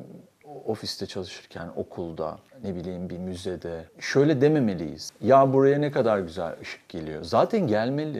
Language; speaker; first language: Turkish; native; Turkish